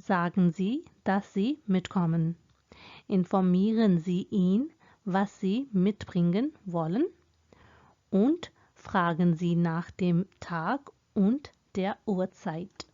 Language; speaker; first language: German; non-native, fluent; Hindi